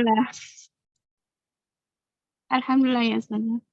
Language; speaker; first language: Arabic; non-native, learner; Indonesian